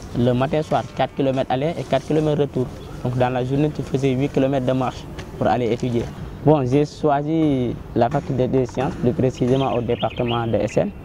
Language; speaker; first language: French; non-native, local second language; Wolof